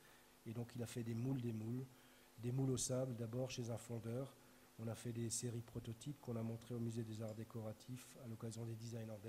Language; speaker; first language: French; native; French